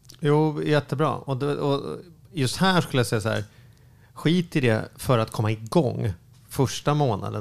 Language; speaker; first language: Swedish; native; Swedish